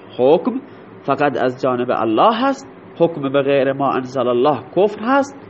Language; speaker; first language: Persian; non-native, local second language; Baluchi